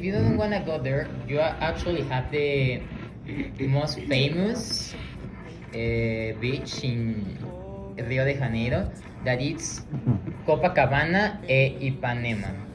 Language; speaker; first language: English; non-native, learner; Spanish